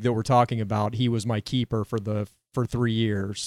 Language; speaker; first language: English; native; English